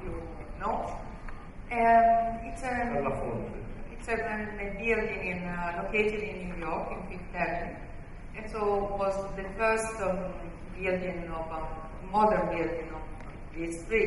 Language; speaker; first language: English; non-native, fluent; Italian